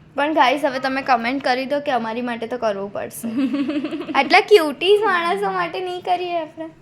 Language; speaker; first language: Gujarati; native; Gujarati